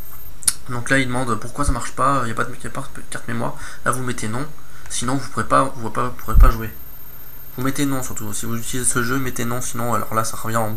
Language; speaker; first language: French; native; French